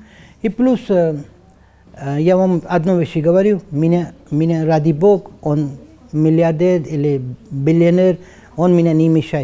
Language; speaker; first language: Russian; non-native, learner; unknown